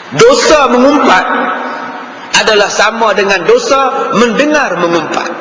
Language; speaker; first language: Malay; native; Malay